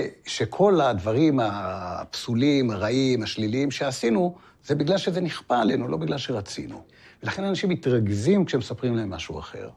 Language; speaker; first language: Hebrew; native; Hebrew